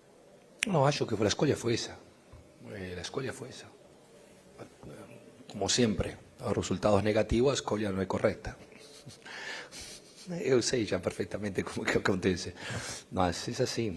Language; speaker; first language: Portuguese; non-native, fluent; Spanish